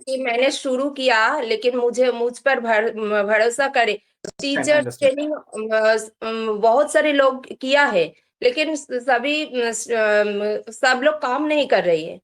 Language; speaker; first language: Hindi; non-native, local second language; Bangla